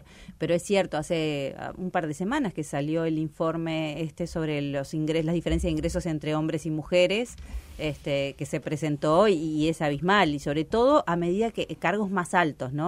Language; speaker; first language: Spanish; native; Spanish